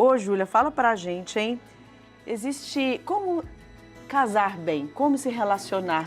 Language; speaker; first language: Portuguese; native; Portuguese